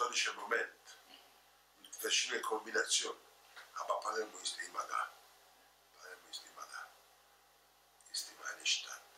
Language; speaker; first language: German; non-native, fluent; Italian